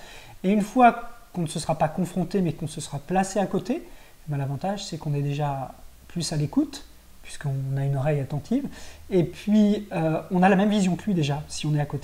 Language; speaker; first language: French; native; French